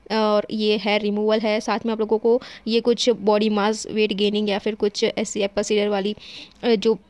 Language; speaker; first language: Hindi; native; Hindi